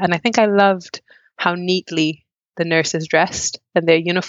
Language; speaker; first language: English; non-native, local second language; Nyanja